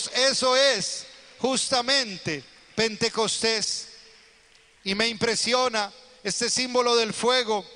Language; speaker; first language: Spanish; native; Spanish